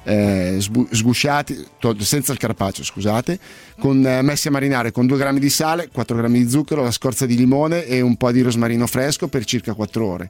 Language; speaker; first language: Italian; native; Italian